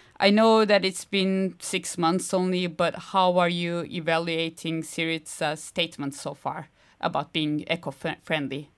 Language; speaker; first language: English; non-native, fluent; Turkish